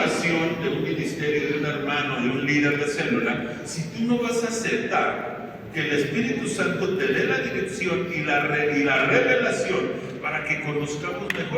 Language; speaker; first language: Spanish; native; Spanish